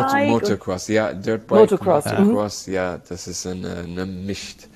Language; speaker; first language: German; non-native, learner; Arabic